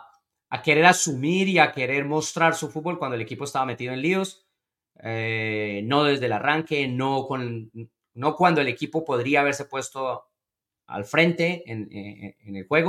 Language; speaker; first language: Spanish; native; Spanish